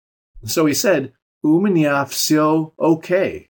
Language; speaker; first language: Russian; non-native, fluent; English